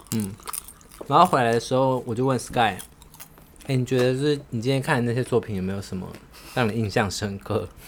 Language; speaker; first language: Chinese; native; Chinese